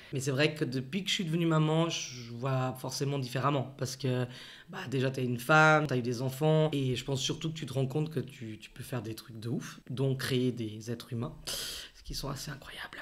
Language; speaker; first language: French; early bilingual, other home language; Portuguese